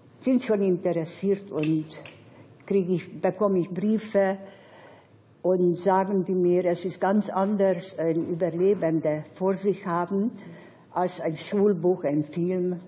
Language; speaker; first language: German; non-native, fluent; Hungarian